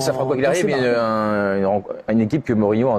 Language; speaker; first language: French; native; French